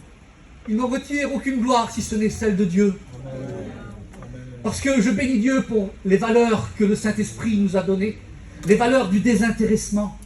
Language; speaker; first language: French; native; French